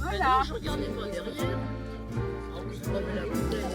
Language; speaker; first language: French; native; French